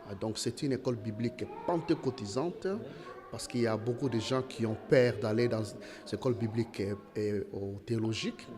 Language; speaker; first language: French; non-native, local second language; Lingala